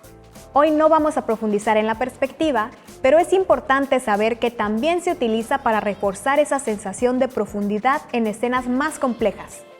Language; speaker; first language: Spanish; native; Spanish